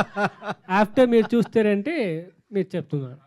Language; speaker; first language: Telugu; non-native, learner; Tamil